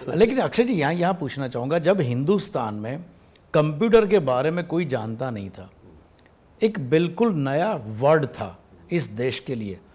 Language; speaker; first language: Hindi; non-native, local second language; Gujarati